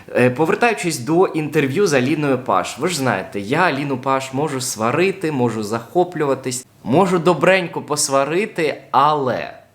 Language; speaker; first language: Ukrainian; non-native, local second language; Russian